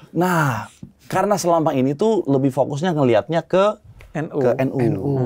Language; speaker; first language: Indonesian; native; Indonesian